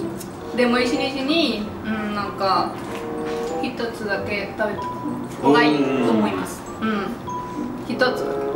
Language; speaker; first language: Japanese; non-native, learner; Spanish